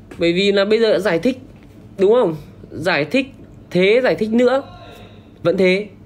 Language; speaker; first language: Vietnamese; native; Vietnamese